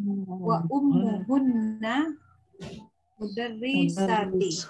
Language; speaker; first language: Arabic; non-native, learner; Indonesian